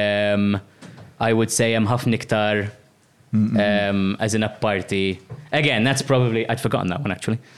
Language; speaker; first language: English; non-native, local second language; Maltese